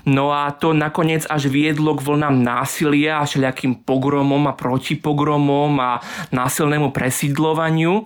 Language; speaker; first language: Slovak; native; Slovak